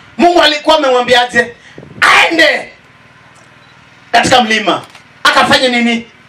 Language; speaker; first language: Swahili; non-native, local second language; Kikuyu